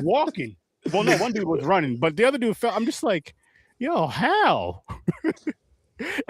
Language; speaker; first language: English; native; English